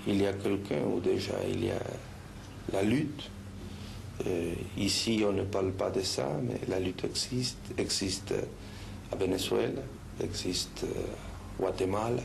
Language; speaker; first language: French; non-native, local second language; Spanish